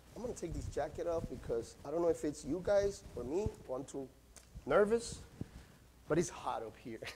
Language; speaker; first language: English; non-native, fluent; Spanish